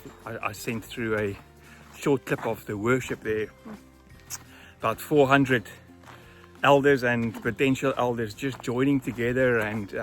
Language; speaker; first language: English; non-native, local second language; Afrikaans